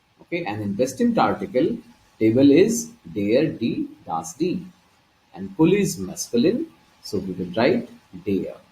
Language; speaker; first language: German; non-native, learner; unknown